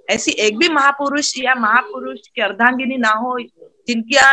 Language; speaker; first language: Hindi; non-native, local second language; Marathi